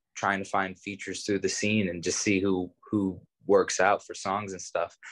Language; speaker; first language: English; native; English